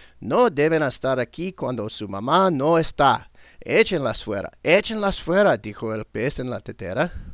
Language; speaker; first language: Spanish; non-native, learner; English